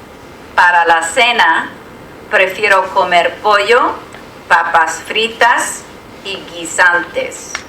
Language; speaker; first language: Spanish; non-native, learner; English